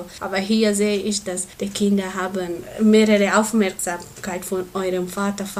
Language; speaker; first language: German; non-native, learner; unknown